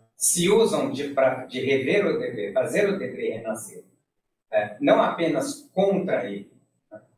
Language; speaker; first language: Portuguese; native; Portuguese